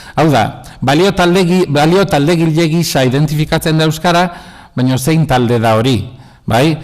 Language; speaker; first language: Basque; non-native, local second language; Spanish